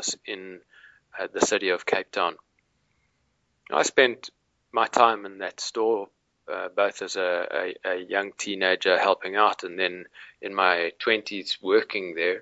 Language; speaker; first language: English; native; English